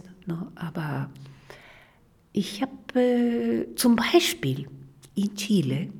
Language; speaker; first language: German; non-native, fluent; Spanish